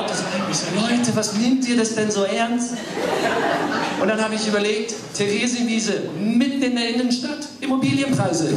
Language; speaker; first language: German; early bilingual, other home language; English